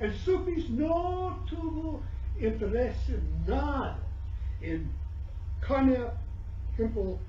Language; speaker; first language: Spanish; non-native, learner; English